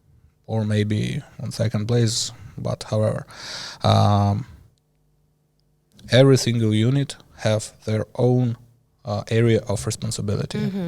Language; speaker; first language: English; non-native, learner; Ukrainian